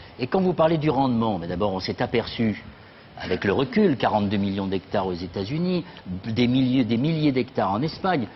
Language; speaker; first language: French; native; French